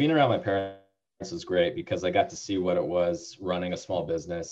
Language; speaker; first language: English; native; English